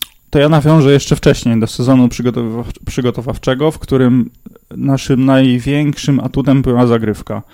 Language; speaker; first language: Polish; native; Polish